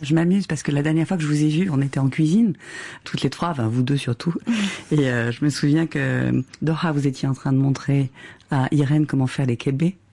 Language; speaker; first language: French; native; French